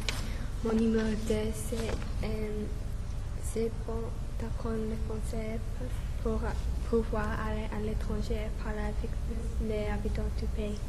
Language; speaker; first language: French; non-native, learner; English